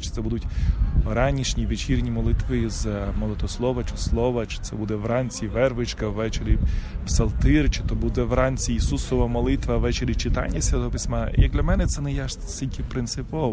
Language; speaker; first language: Ukrainian; native; Ukrainian